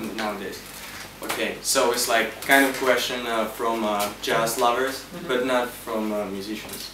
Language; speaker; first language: English; non-native, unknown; Russian